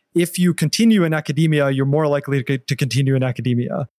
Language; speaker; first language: English; non-native, fluent; Norwegian